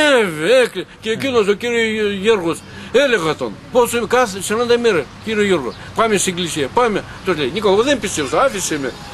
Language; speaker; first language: Greek; non-native, learner; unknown